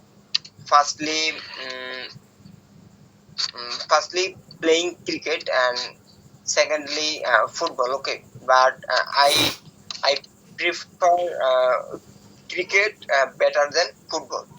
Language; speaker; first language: English; non-native, learner; Bangla